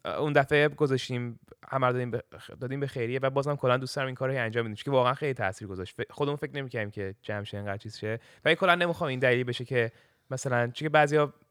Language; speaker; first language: Persian; early bilingual, heritage; Persian